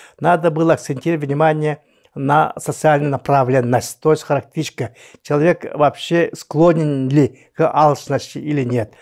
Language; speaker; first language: Russian; non-native, local second language; Yakut